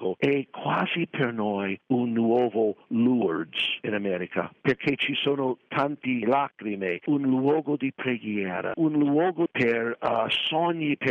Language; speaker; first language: Italian; non-native, fluent; English